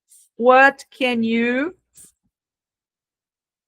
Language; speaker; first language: English; non-native, fluent; Portuguese